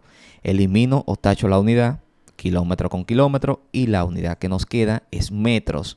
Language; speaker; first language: Spanish; native; Spanish